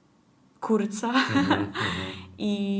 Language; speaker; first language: Russian; non-native, learner; English